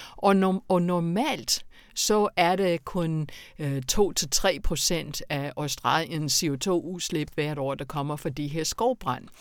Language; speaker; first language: Danish; non-native, fluent; English